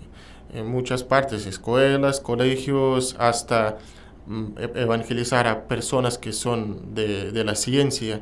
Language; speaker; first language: Spanish; non-native, learner; Russian